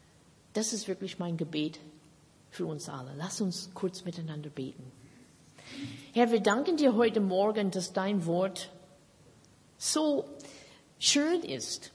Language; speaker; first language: German; non-native, fluent; English